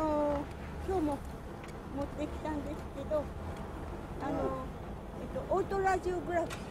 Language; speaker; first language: Japanese; native; Japanese